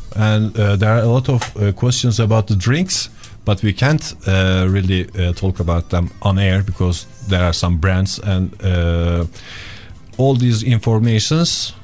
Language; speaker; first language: English; non-native, fluent; Turkish